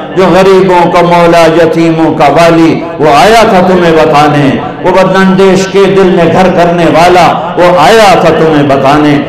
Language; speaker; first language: Urdu; non-native, local second language; Punjabi